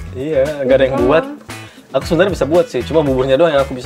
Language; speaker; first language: Indonesian; native; Indonesian